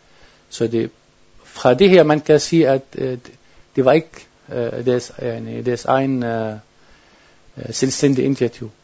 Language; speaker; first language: Danish; non-native, learner; Arabic